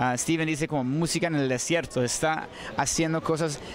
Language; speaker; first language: Spanish; non-native, fluent; English